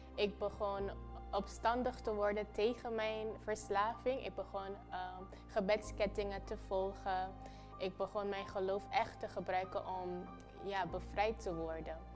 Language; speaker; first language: Dutch; non-native, local second language; Papiamento